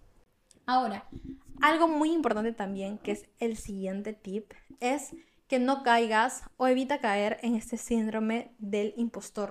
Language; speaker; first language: Spanish; native; Spanish